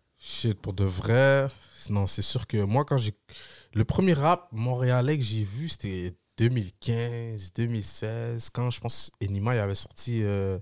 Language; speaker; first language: French; early bilingual, other home language; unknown